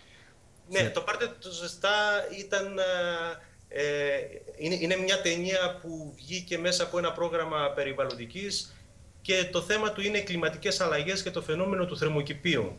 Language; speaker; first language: Greek; native; Greek